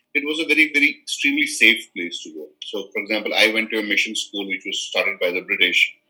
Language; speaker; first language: English; non-native, local second language; Kashmiri